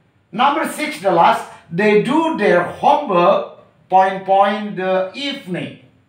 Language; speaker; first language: English; non-native, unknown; Indonesian